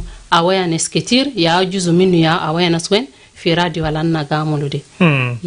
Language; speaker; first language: Arabic; non-native, local second language; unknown